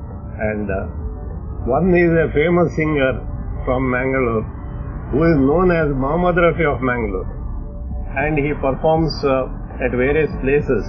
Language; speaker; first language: English; non-native, local second language; Konkani